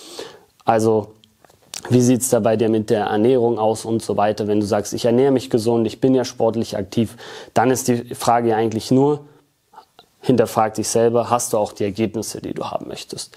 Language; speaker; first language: German; native; German